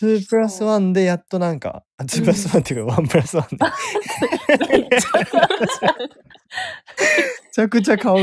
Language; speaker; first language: Japanese; native; Japanese